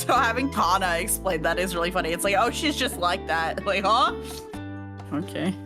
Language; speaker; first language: English; native; English